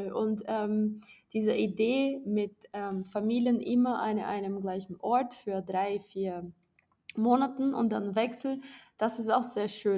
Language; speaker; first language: German; non-native, fluent; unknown